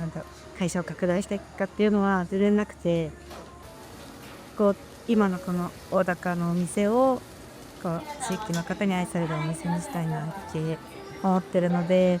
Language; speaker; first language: Japanese; native; Japanese